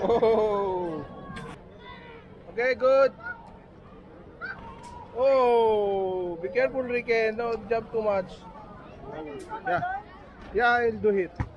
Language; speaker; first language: English; non-native, local second language; Filipino